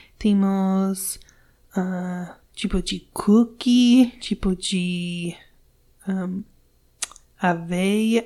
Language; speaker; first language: Portuguese; non-native, learner; English